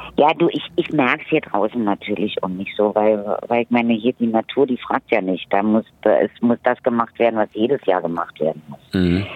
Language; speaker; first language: German; native; German